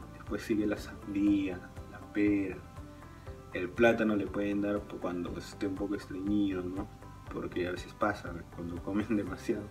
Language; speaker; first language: Spanish; native; Spanish